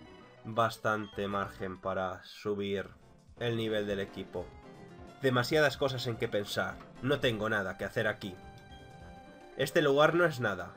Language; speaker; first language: Spanish; native; Spanish